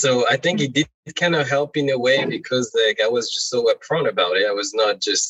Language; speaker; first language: English; non-native, fluent; French